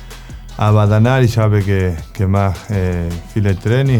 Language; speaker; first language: German; non-native, learner; Spanish